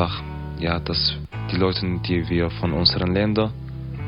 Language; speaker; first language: German; non-native, learner; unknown